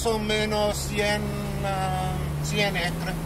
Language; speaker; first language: Spanish; non-native, learner; English